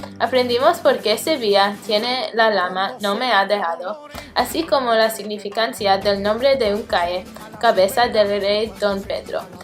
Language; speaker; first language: Spanish; non-native, learner; English